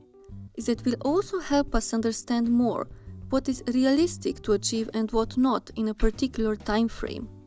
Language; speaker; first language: English; non-native, fluent; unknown